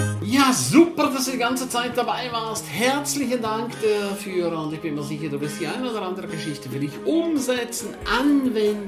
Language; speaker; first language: German; native; German